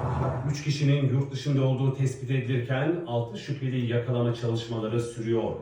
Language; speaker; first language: Turkish; native; Turkish